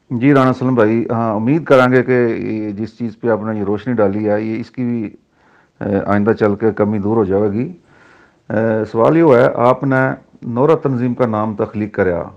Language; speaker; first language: Urdu; non-native, local second language; Haryanvi